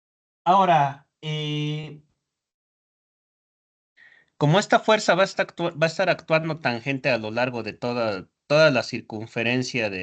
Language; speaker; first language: Spanish; native; Spanish